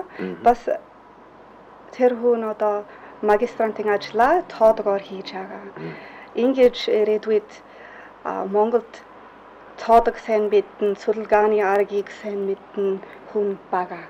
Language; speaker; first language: Mongolian; non-native, fluent; English